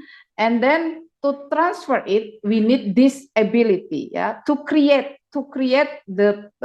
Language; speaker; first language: English; non-native, fluent; Indonesian